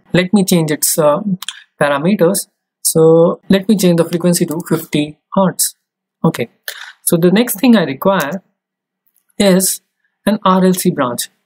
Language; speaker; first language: English; non-native, local second language; Hindi